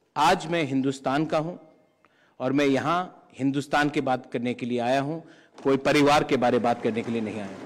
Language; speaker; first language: Hindi; non-native, local second language; Kok Borok